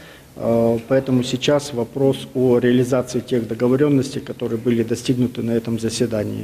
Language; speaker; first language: Russian; native; Russian